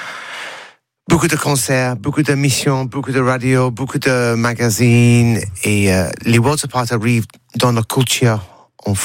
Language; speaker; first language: French; non-native, learner; English